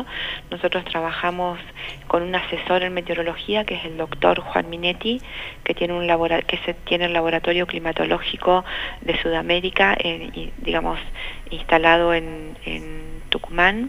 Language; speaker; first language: Spanish; native; Spanish